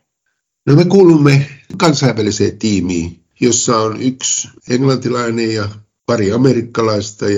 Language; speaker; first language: Finnish; native; Finnish